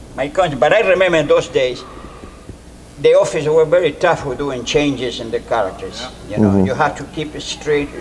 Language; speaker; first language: English; non-native, fluent; Spanish